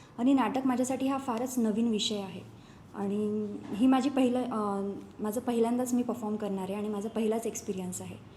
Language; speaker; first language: Marathi; native; Marathi